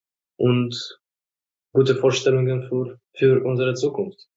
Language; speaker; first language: German; non-native, fluent; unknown